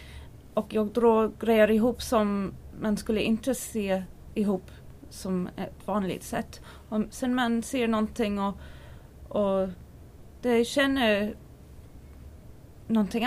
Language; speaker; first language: Swedish; non-native, learner; English